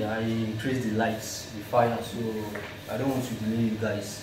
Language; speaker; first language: English; non-native, learner; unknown